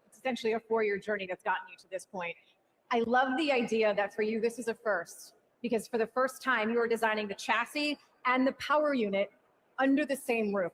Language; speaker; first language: English; native; English